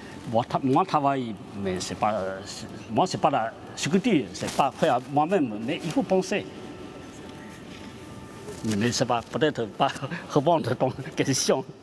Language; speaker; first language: French; non-native, learner; Chinese